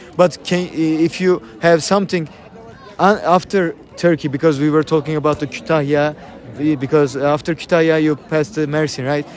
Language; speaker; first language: English; non-native, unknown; Turkish